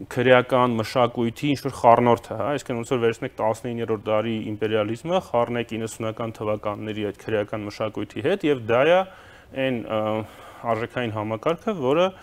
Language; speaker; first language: Armenian; native; Armenian